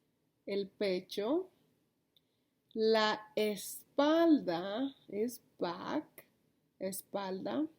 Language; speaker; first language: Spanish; early bilingual, heritage; Spanish